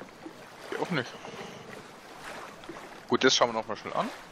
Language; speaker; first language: German; native; German